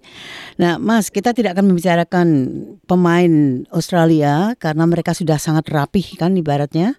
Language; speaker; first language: Indonesian; native; Indonesian